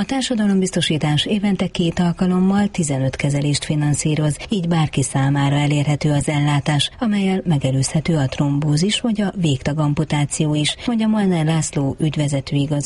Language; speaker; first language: Hungarian; native; Hungarian